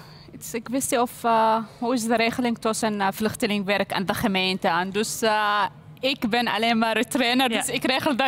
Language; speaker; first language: Dutch; non-native, learner; Arabic